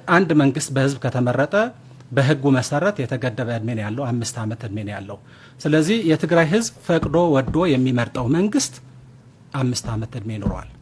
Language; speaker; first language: Amharic; non-native, local second language; Tigrinya